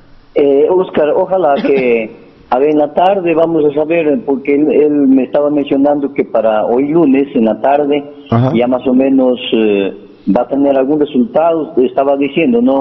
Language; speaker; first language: Spanish; native; Spanish